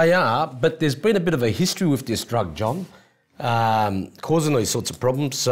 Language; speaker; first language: English; native; English